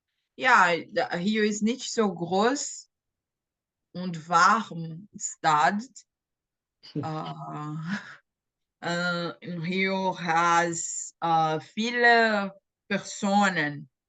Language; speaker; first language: German; non-native, learner; Portuguese